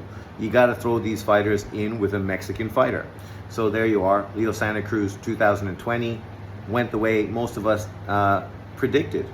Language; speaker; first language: English; native; English